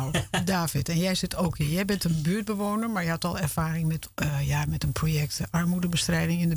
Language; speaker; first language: Dutch; native; Dutch